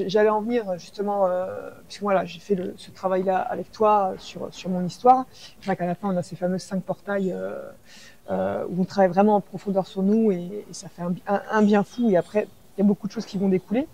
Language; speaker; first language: French; native; French